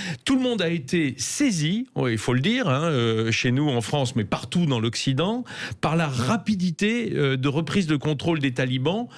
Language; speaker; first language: French; native; French